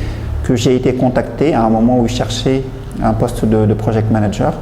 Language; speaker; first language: French; non-native, local second language; Wolof